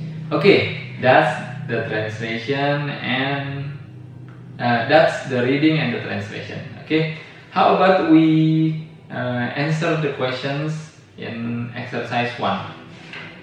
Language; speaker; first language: English; non-native, fluent; Indonesian